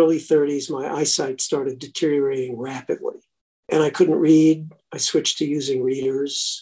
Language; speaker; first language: English; native; English